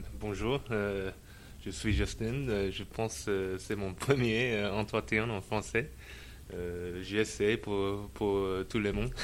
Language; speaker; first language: French; non-native, learner; English